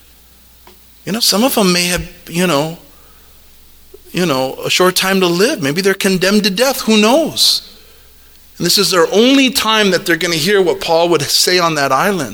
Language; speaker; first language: English; native; English